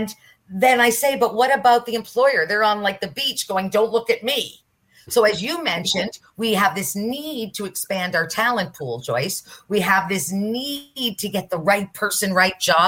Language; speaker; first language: English; native; English